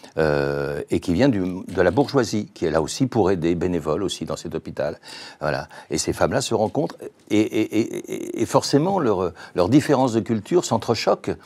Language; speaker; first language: French; native; French